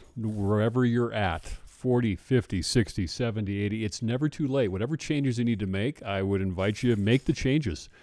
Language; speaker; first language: English; native; English